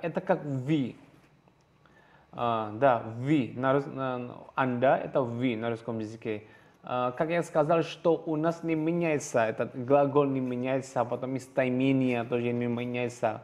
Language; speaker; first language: Russian; non-native, learner; Javanese